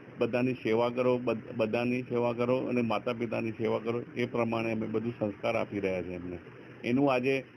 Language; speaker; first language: Gujarati; non-native, local second language; Sindhi